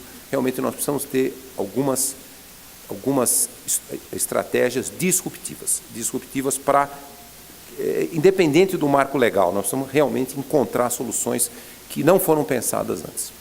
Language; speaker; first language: Portuguese; native; Portuguese